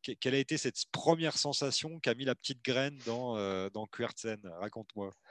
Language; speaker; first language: French; native; French